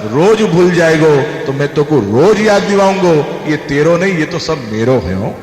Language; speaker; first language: Hindi; non-native, local second language; Gujarati